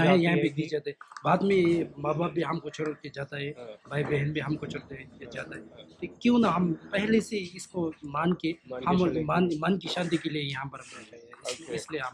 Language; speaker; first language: Hindi; non-native, fluent; Tibetan